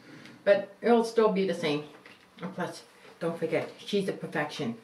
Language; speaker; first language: English; native; English